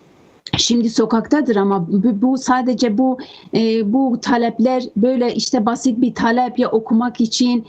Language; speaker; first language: Turkish; non-native, fluent; Kurdish